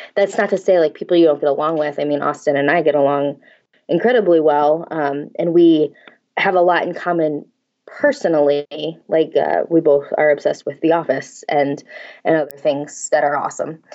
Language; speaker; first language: English; native; English